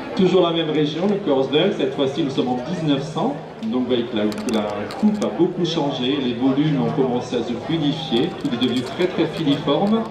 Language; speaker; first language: French; native; French